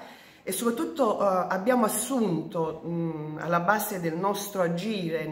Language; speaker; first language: Italian; native; Italian